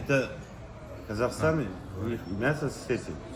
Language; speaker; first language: Russian; non-native, local second language; Kazakh